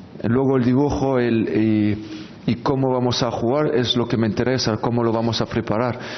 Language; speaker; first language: Spanish; non-native, fluent; French